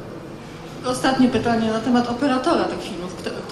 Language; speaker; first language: Polish; native; Polish